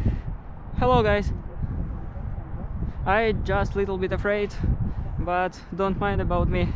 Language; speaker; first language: English; non-native, learner; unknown